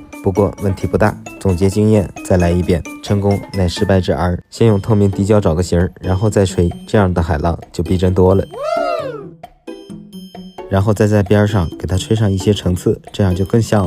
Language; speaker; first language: Chinese; native; Chinese